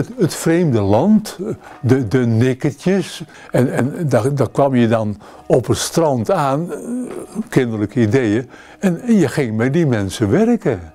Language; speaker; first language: Dutch; native; Dutch